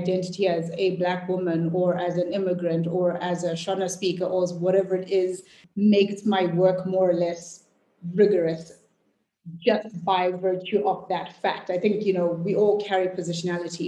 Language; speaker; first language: English; non-native, local second language; Shona